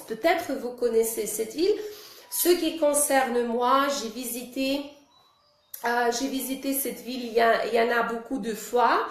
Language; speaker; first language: French; non-native, fluent; Russian